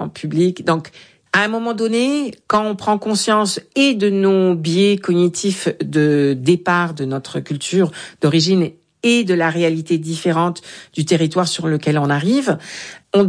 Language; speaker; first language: French; native; French